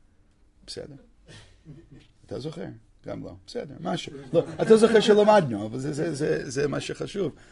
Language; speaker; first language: Hebrew; non-native, fluent; English